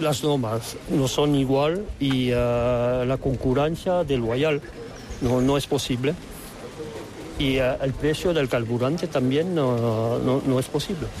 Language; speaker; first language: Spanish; non-native, learner; French